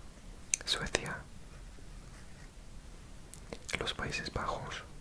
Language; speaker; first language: Spanish; non-native, fluent; English